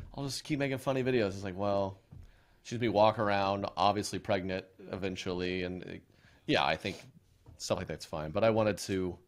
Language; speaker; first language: English; native; English